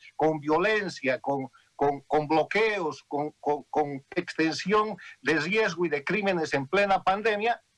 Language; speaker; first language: Spanish; native; Spanish